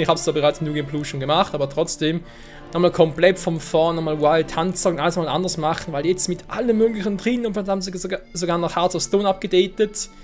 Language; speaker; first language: German; native; German